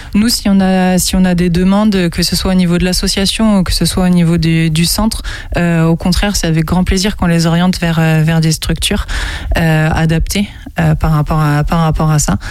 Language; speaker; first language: French; native; French